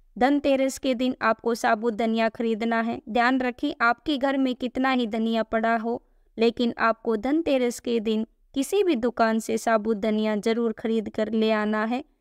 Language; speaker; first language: Hindi; native; Hindi